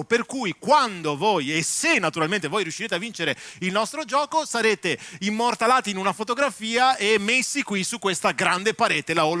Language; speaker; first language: Italian; native; Italian